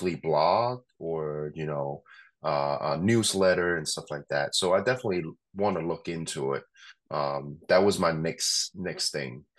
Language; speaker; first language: English; non-native, local second language; Cantonese